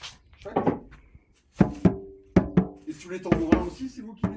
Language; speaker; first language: French; native; French